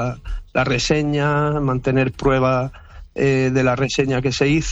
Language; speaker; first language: Spanish; native; Spanish